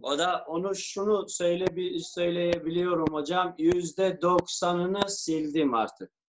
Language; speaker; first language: Turkish; non-native, fluent; Albanian